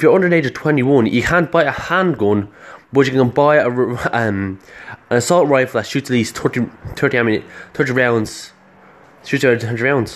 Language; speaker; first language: English; native; English